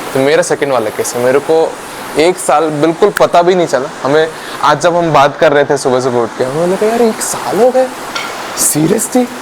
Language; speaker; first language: Hindi; native; Hindi